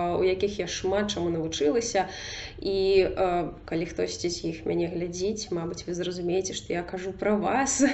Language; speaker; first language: Belarusian; non-native, local second language; Russian